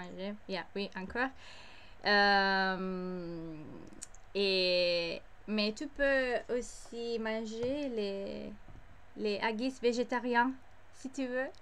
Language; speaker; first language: French; non-native, learner; English